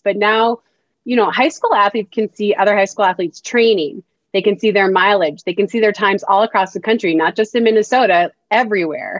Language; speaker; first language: English; native; English